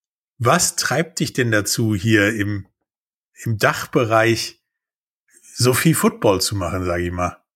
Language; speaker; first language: German; native; German